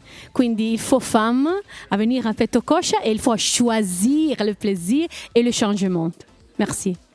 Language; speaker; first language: French; non-native, learner; Italian